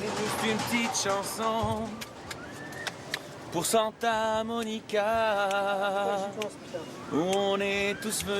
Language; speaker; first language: French; native; French